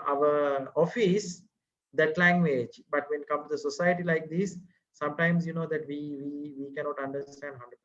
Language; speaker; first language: English; non-native, fluent; Sinhala